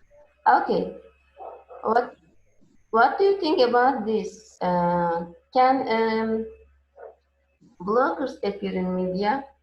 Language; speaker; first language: English; non-native, fluent; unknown